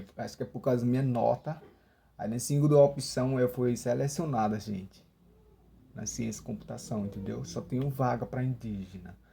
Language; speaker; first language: Portuguese; non-native, local second language; Ticuna